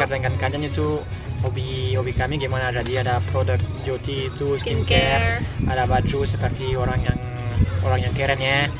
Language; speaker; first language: Indonesian; non-native, fluent; French